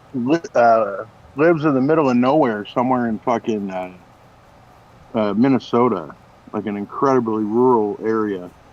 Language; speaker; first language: English; native; English